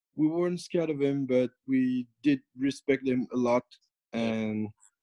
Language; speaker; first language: English; non-native, fluent; French